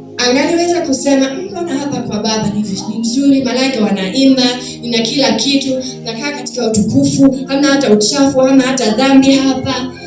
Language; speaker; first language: Swahili; non-native, fluent; German